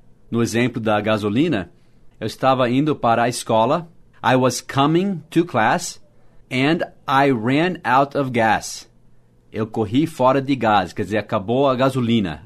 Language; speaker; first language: Portuguese; non-native, fluent; English